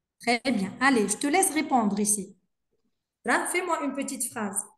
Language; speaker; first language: French; non-native, local second language; Arabic